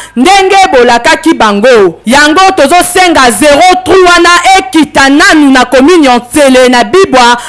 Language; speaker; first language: Lingala; native; Lingala